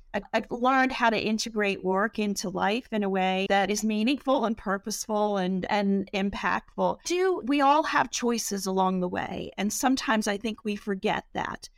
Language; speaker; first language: English; native; English